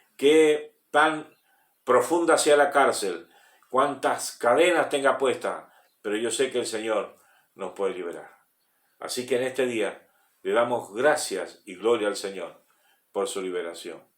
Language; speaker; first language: Spanish; native; Spanish